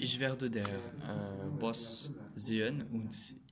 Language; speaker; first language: German; non-native, learner; French